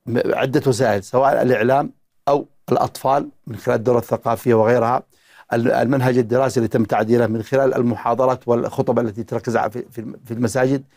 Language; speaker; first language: Arabic; native; Arabic